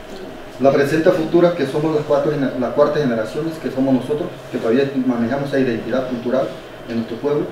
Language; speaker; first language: Spanish; non-native, local second language; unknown